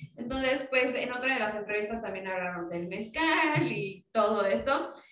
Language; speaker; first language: Spanish; native; Spanish